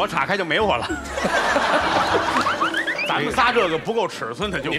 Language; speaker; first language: Chinese; native; Chinese